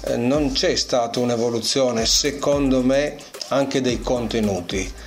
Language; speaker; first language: Italian; native; Italian